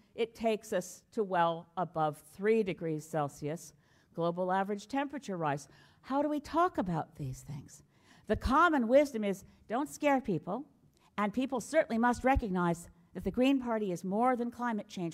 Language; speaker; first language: English; native; English